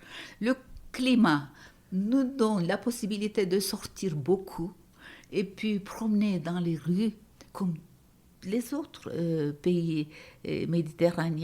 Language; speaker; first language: French; non-native, fluent; Turkish